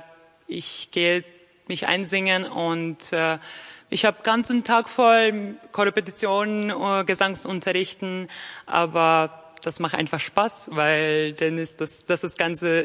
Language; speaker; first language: German; non-native, fluent; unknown